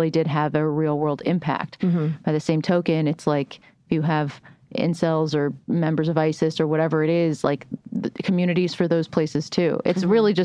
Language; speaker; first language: English; native; English